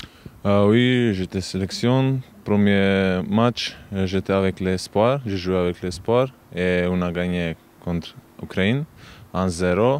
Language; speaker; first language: French; non-native, learner; Macedonian